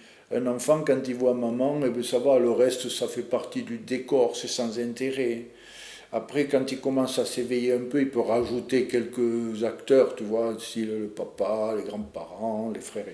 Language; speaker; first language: French; native; French